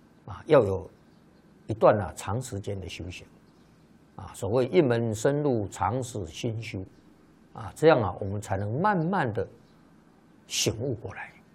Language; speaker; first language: Chinese; native; Chinese